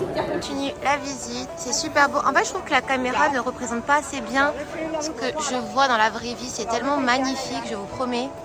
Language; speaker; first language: French; early bilingual, other home language; Arabic